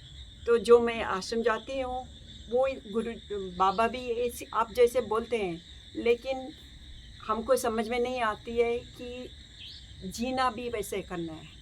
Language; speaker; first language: Hindi; non-native, local second language; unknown